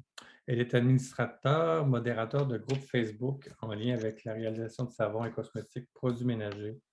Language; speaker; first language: French; native; French